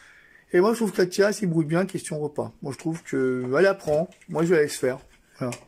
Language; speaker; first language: French; native; French